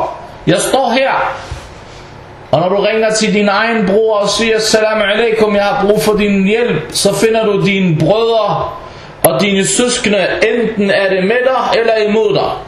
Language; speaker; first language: Danish; non-native, fluent; Arabic